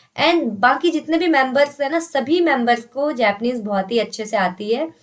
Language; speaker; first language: Hindi; native; Hindi